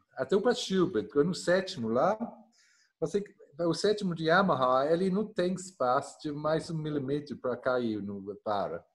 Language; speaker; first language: Portuguese; non-native, learner; English